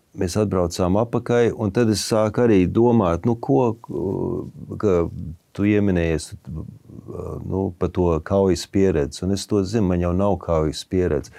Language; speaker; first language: Latvian; early bilingual, heritage; Latvian